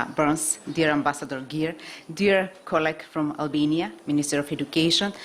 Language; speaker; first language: English; non-native, fluent; Macedonian